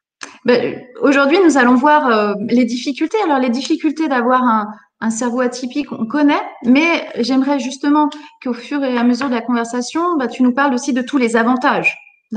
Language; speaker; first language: French; native; French